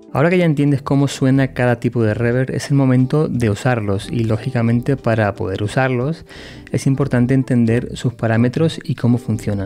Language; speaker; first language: Spanish; native; Spanish